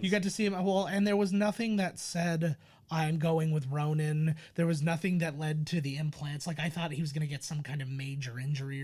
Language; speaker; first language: English; native; English